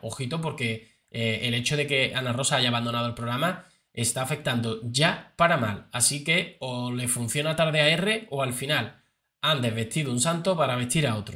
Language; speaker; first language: Spanish; native; Spanish